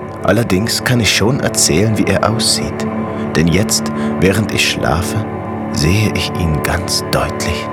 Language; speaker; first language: German; native; German